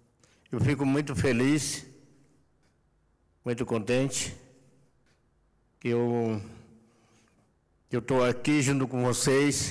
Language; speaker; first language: Portuguese; non-native, local second language; Yanomámi